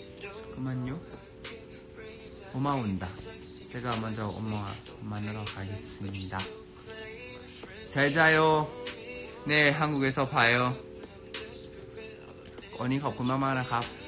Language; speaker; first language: Korean; non-native, fluent; Thai